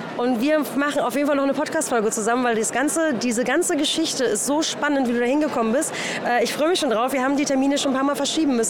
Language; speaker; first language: German; native; German